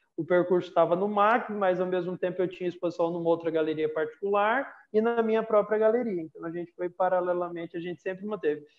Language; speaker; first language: Portuguese; native; Portuguese